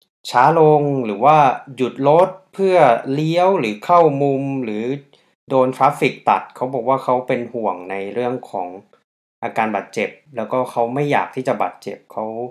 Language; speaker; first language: Thai; native; Thai